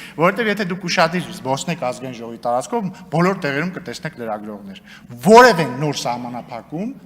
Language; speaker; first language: Armenian; native; Armenian